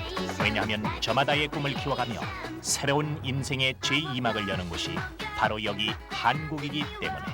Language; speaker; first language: Korean; native; Korean